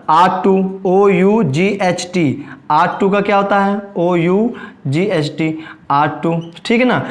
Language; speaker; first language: Hindi; native; Hindi